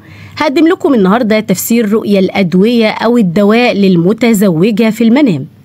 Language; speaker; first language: Arabic; native; Arabic